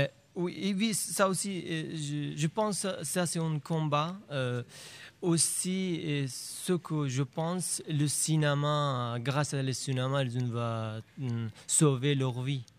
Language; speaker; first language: French; non-native, learner; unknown